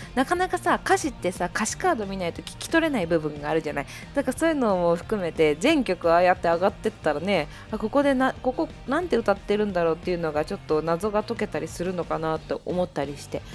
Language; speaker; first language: Japanese; native; Japanese